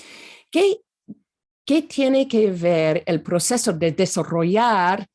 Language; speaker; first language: Spanish; non-native, fluent; English